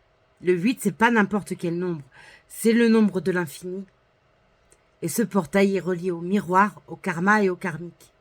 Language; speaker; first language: French; native; French